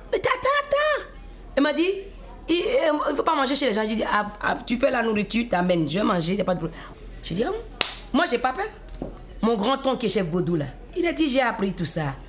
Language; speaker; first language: French; non-native, local second language; Fon